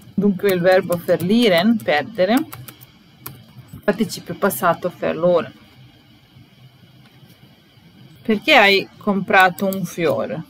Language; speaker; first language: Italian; non-native, fluent; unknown